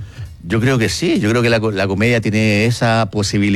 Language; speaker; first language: Spanish; native; Spanish